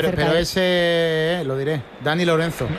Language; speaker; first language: Spanish; native; Spanish